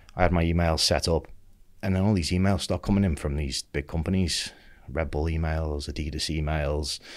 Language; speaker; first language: English; native; English